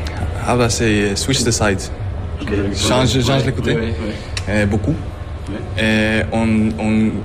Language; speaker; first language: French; non-native, learner; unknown